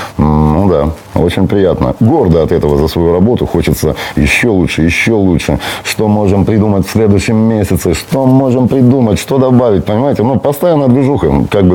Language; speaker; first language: Russian; native; Russian